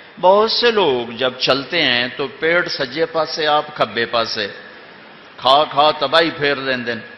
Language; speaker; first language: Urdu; non-native, local second language; Punjabi